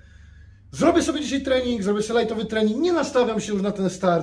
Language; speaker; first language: Polish; native; Polish